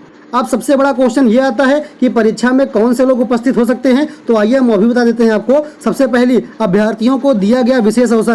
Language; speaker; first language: Hindi; native; Hindi